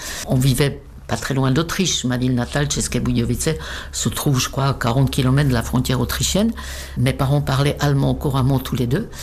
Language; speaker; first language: French; non-native, fluent; Czech